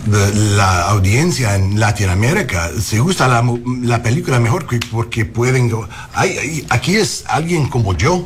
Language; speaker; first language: Spanish; non-native, learner; English